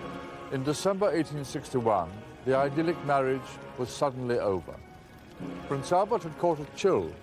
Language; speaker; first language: English; native; English